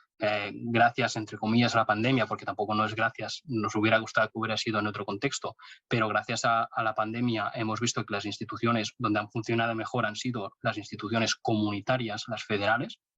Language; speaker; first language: Spanish; native; Spanish